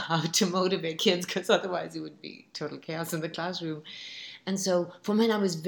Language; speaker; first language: English; native; English